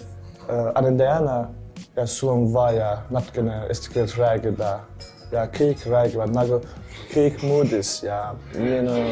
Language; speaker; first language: Estonian; non-native, learner; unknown